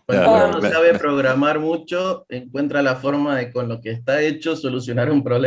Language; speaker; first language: Spanish; native; Spanish